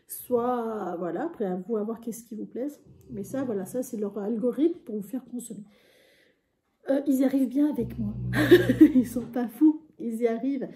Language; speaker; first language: French; native; French